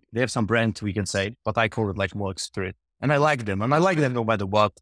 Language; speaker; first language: English; non-native, fluent; Czech